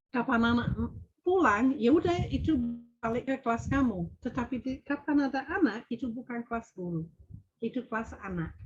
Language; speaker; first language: Indonesian; non-native, fluent; English